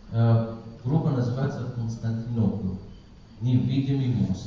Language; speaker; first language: Russian; non-native, learner; Persian